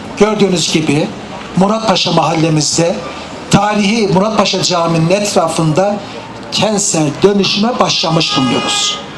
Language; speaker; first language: Turkish; native; Turkish